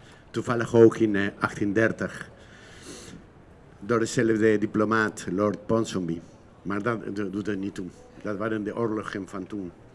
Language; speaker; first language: Dutch; non-native, fluent; Spanish